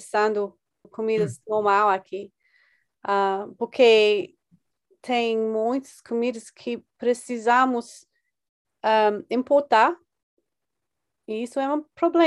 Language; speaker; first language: Portuguese; non-native, fluent; English